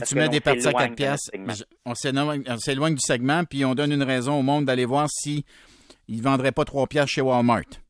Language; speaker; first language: French; native; French